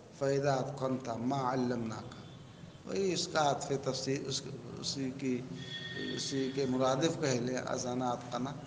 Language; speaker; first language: Urdu; native; Urdu